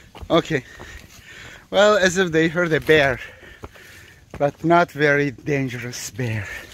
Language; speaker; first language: English; non-native, fluent; Turkish